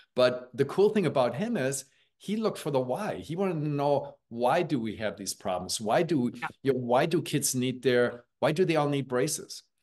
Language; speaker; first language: English; early bilingual, other home language; German